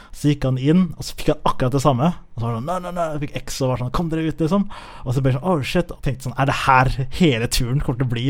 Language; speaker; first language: Norwegian; early bilingual, other home language; Somali